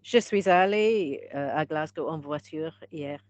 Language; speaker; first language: French; non-native, learner; English